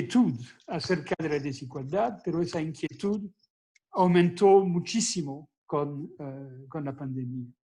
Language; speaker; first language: Spanish; non-native, fluent; French